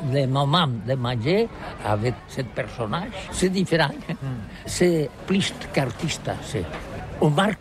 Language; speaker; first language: French; non-native, learner; Catalan